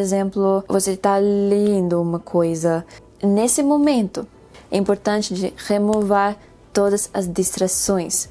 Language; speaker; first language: Portuguese; non-native, fluent; Spanish